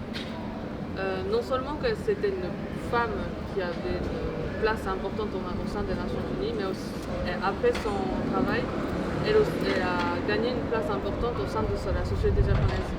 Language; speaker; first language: French; non-native, fluent; Japanese